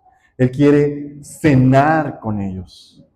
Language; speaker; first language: Spanish; native; Spanish